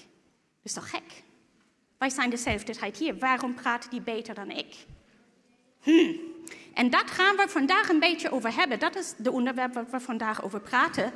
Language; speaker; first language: Dutch; non-native, fluent; German